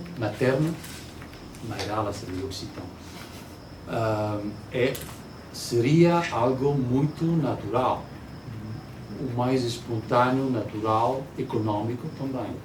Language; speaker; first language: Portuguese; non-native, learner; Italian